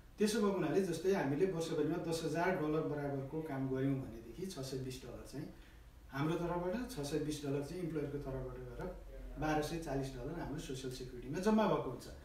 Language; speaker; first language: Nepali; native; Nepali